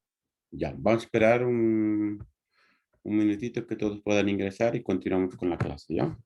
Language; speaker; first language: Spanish; native; Spanish